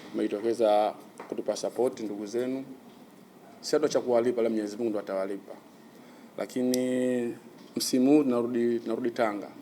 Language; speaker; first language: Swahili; native; Swahili